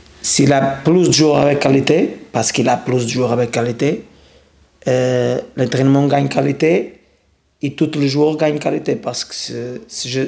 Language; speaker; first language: French; non-native, learner; Portuguese